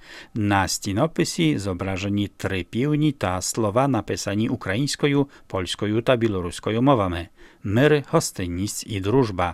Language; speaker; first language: Ukrainian; native; Ukrainian